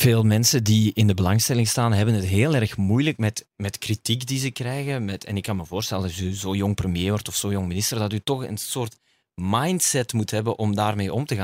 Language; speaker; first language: Dutch; native; Dutch